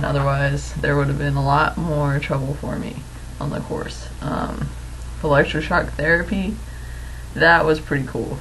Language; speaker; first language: English; native; English